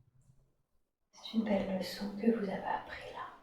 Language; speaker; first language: French; native; French